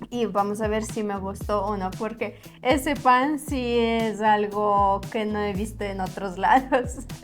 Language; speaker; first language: Spanish; non-native, fluent; Ukrainian